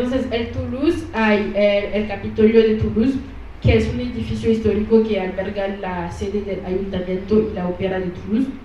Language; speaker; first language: Spanish; non-native, learner; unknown